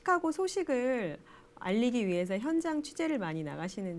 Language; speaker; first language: Korean; native; Korean